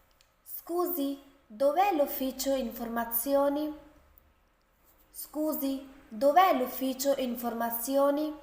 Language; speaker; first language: Italian; non-native, fluent; Urdu